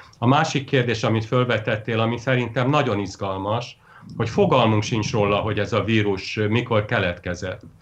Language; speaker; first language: Hungarian; native; Hungarian